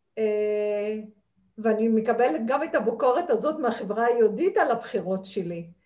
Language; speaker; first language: Hebrew; non-native, local second language; Arabic